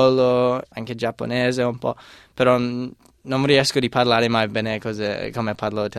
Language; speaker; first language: Italian; non-native, fluent; English